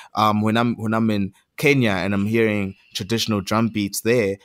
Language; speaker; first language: English; non-native, local second language; Zulu